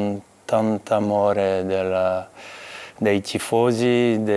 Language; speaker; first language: Italian; non-native, fluent; French